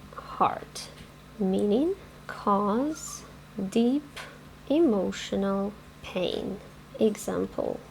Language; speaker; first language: English; non-native, fluent; Ukrainian